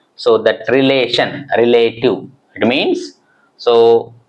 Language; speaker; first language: English; non-native, local second language; Telugu